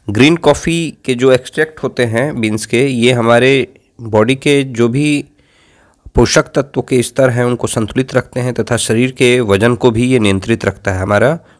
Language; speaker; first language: Hindi; native; Hindi